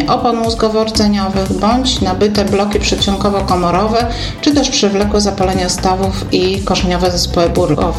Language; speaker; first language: Polish; native; Polish